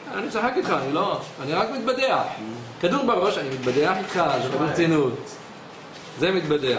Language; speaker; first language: Hebrew; native; Hebrew